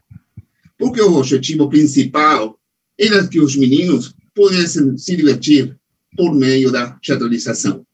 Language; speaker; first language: Portuguese; non-native, fluent; Spanish